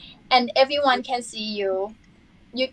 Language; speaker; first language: English; non-native, learner; Thai